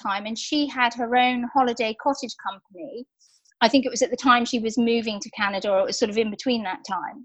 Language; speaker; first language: English; native; English